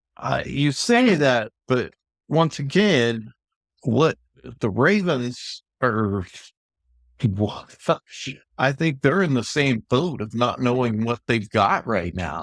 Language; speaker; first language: English; native; English